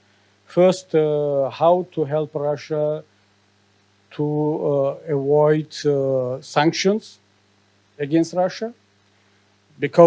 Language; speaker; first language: English; non-native, learner; Tajik